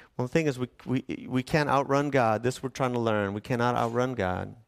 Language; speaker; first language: English; native; English